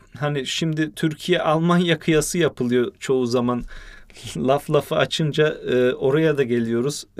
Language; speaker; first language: Turkish; early bilingual, heritage; Turkish